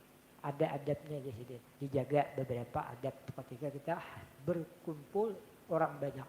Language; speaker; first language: Indonesian; non-native, local second language; Banjar